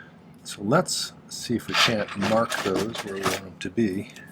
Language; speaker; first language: English; native; English